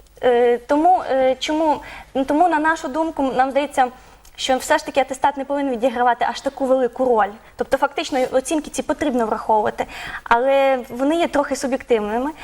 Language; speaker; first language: Ukrainian; native; Ukrainian